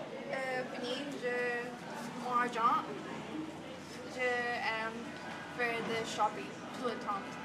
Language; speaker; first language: French; non-native, learner; English